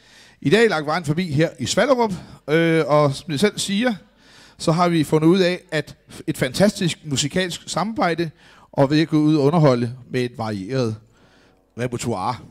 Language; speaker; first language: Danish; native; Danish